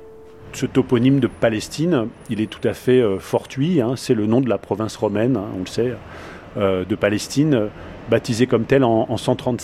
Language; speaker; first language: French; native; French